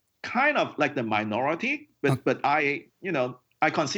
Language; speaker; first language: English; non-native, local second language; Cantonese